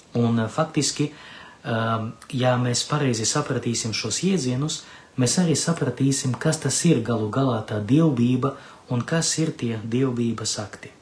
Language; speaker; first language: Latvian; non-native, local second language; Russian